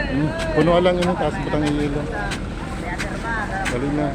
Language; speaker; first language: Filipino; non-native, local second language; Bikol